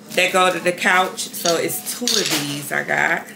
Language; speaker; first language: English; native; English